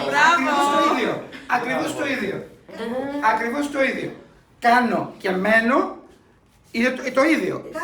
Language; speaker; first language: Greek; non-native, fluent; Spanish